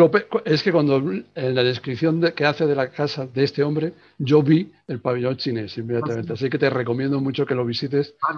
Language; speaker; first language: Spanish; native; Spanish